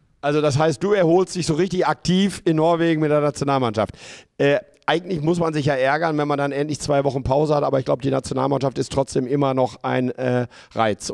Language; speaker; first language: German; native; German